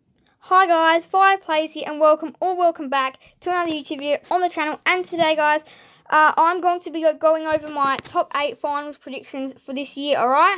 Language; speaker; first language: English; native; English